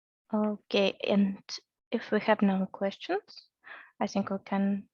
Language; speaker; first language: English; non-native, fluent; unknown